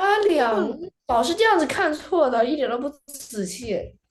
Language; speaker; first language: Chinese; early bilingual, other home language; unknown